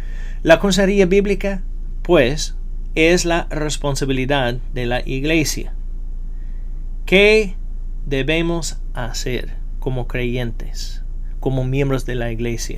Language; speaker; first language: Spanish; non-native, fluent; English